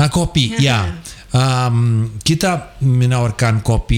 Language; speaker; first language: Indonesian; non-native, fluent; Portuguese